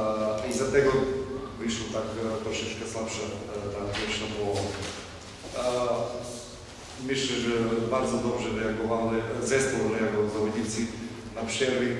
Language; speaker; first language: Polish; non-native, fluent; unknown